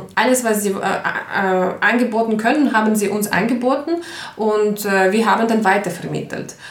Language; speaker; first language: German; non-native, fluent; Ukrainian